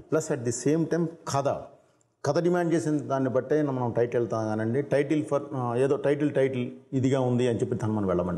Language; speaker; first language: Telugu; native; Telugu